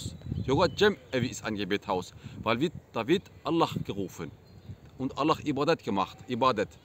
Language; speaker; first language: German; non-native, fluent; Turkish